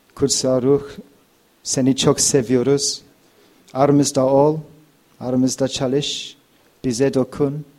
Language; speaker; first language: Turkish; non-native, fluent; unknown